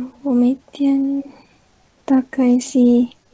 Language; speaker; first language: Chinese; non-native, learner; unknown